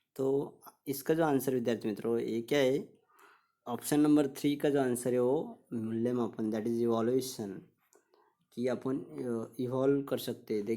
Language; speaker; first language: Hindi; non-native, local second language; Marathi